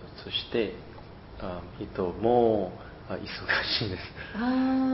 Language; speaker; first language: Japanese; non-native, learner; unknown